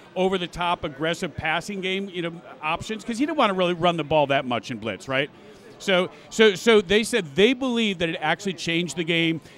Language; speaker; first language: English; native; English